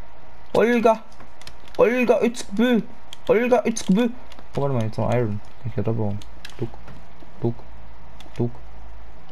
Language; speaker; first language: German; native; German